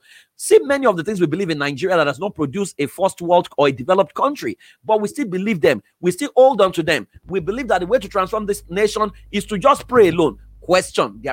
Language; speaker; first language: English; non-native, local second language; Yoruba